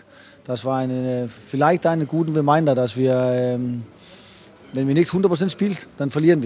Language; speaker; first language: German; non-native, fluent; Danish